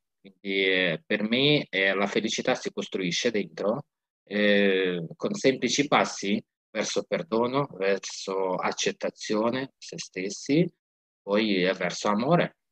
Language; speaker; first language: Italian; non-native, fluent; Ukrainian